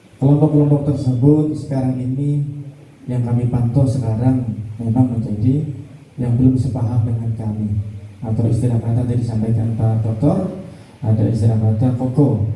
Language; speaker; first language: Indonesian; native; Indonesian